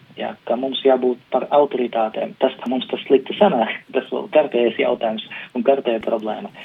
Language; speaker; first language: Latvian; non-native, local second language; Russian